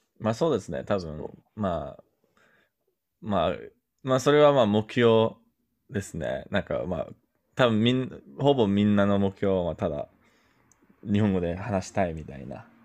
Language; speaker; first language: Japanese; non-native, fluent; English